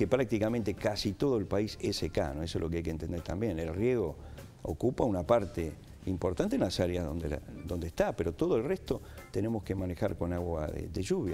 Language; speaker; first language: Spanish; native; Spanish